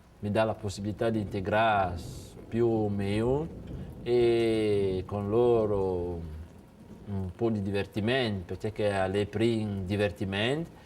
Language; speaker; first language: Italian; non-native, learner; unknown